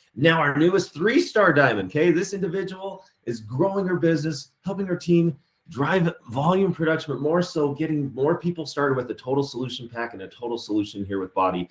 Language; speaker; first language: English; native; English